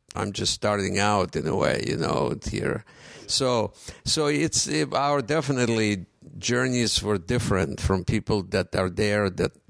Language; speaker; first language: English; non-native, fluent; Russian